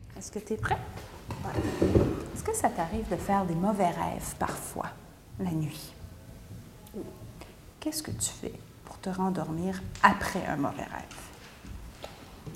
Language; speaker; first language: French; native; French